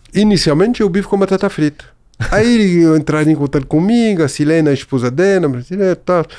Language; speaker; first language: Portuguese; non-native, fluent; French